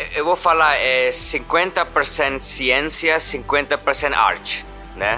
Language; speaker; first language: Portuguese; non-native, learner; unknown